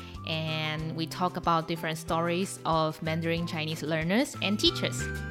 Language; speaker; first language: English; non-native, fluent; Chinese